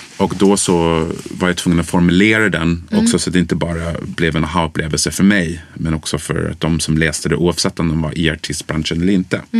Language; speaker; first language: Swedish; early bilingual, other home language; English